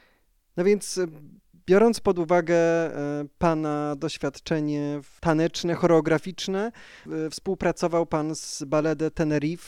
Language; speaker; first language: Polish; native; Polish